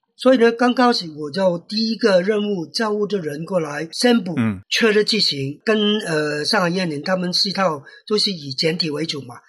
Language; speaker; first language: Chinese; non-native, fluent; Cantonese